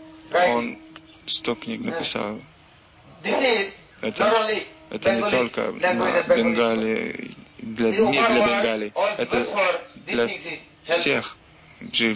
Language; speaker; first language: Russian; non-native, learner; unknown